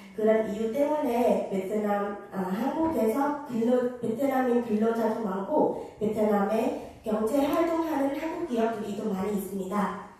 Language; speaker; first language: Korean; non-native, fluent; Vietnamese